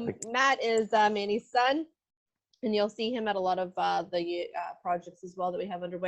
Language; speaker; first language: English; native; English